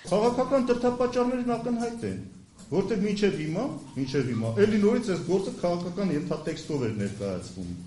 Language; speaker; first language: Armenian; native; Armenian